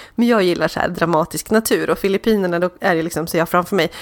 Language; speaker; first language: Swedish; native; Swedish